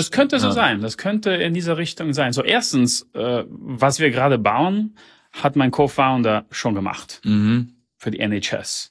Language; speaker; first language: German; early bilingual, heritage; German